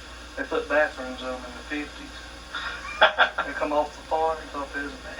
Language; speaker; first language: English; native; English